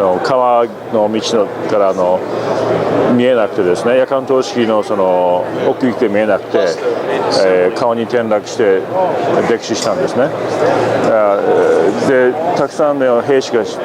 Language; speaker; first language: Japanese; early bilingual, heritage; English